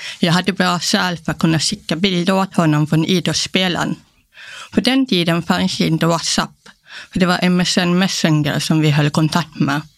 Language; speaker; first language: Swedish; native; Swedish